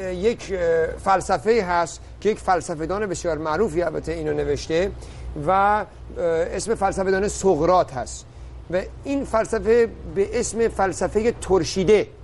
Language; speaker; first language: Persian; native; Persian